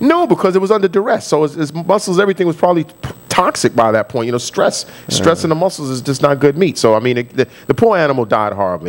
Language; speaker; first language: English; native; English